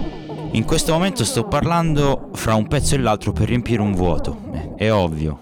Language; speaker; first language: Italian; native; Italian